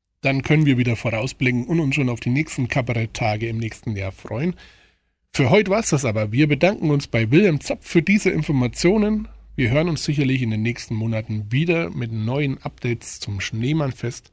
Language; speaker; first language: German; native; German